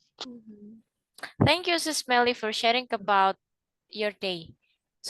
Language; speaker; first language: English; non-native, fluent; Indonesian